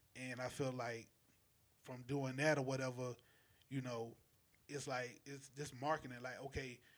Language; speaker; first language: English; native; English